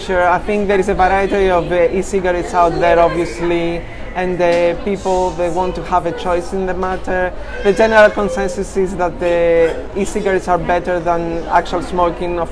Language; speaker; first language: English; non-native, fluent; Greek